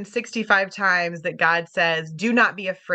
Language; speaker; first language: English; native; English